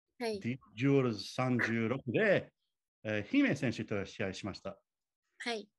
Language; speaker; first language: Japanese; non-native, learner; English